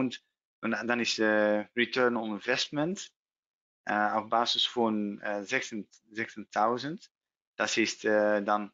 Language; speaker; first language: German; non-native, learner; Dutch